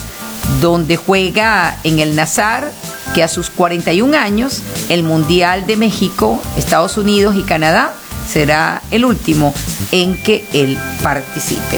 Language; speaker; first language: Spanish; native; Spanish